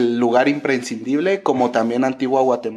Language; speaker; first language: Spanish; native; Spanish